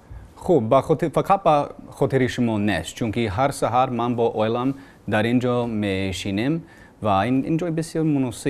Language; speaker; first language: Persian; non-native, learner; English